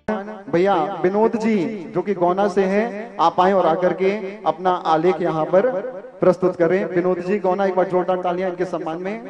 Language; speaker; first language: Hindi; native; Hindi